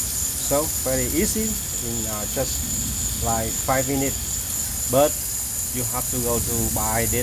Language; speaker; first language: English; non-native, local second language; Vietnamese